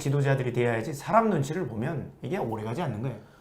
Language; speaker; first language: Korean; native; Korean